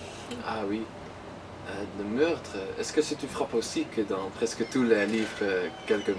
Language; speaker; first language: French; non-native, learner; Dutch